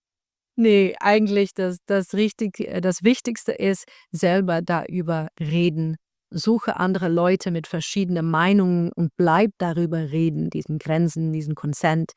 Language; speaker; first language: German; non-native, fluent; Dutch